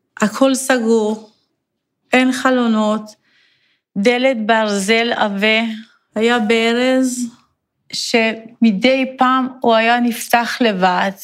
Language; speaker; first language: Hebrew; non-native, fluent; Persian